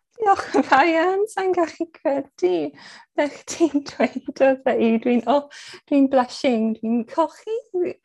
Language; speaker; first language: Welsh; non-native, fluent; English